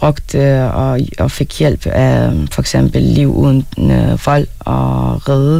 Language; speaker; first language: Danish; non-native, fluent; Arabic